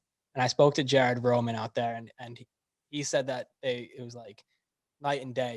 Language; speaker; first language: English; native; English